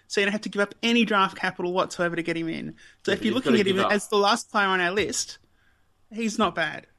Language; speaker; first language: English; native; English